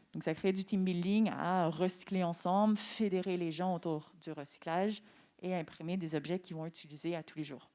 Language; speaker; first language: French; non-native, fluent; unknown